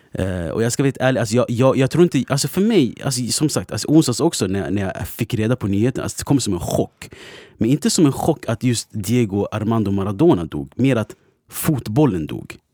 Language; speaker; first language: Swedish; native; Swedish